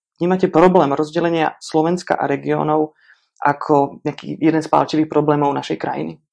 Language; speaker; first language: Slovak; native; Slovak